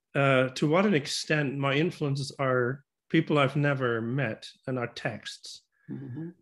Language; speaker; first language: English; non-native, fluent; German